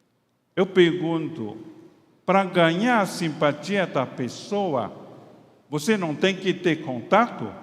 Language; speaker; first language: Portuguese; non-native, fluent; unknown